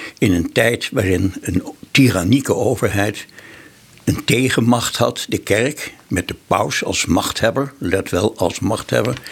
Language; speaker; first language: Dutch; native; Dutch